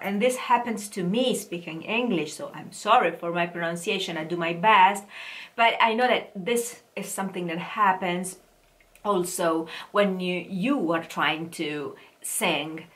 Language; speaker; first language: English; non-native, fluent; Italian